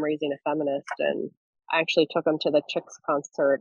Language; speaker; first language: English; native; English